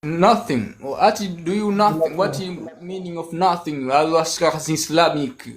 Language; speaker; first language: English; non-native, learner; Swahili